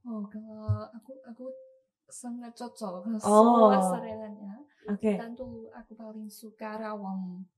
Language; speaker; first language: Indonesian; non-native, learner; Chinese